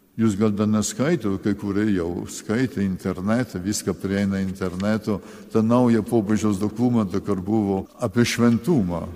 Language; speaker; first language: Lithuanian; early bilingual, heritage; Lithuanian